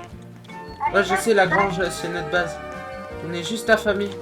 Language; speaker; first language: French; native; French